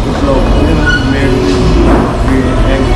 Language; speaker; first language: Filipino; non-native, learner; Punjabi